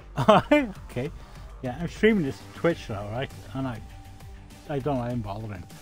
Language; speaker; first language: English; native; English